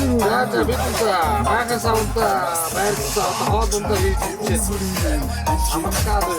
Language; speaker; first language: Mongolian; native; Mongolian